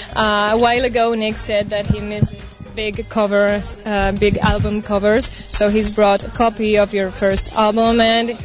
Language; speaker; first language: English; non-native, fluent; Spanish